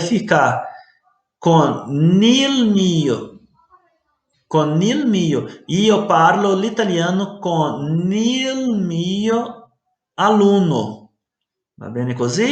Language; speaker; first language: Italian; non-native, fluent; Portuguese